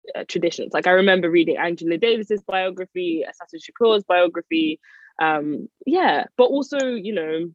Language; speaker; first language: English; native; English